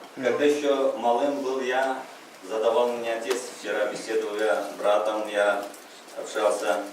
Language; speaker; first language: Russian; non-native, local second language; Uzbek